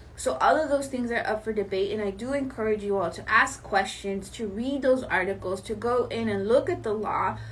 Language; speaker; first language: English; early bilingual, other home language; Spanish